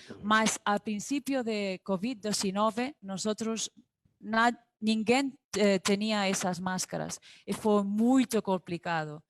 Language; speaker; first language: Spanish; non-native, fluent; Portuguese